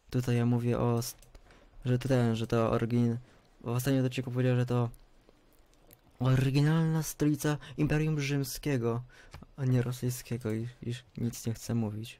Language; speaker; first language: Polish; early bilingual, heritage; Polish